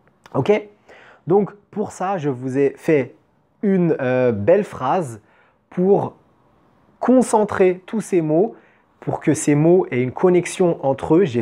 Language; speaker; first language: French; native; French